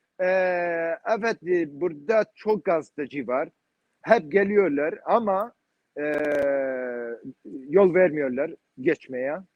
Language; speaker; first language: Turkish; non-native, learner; Kurdish